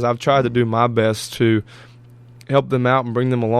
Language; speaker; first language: English; native; English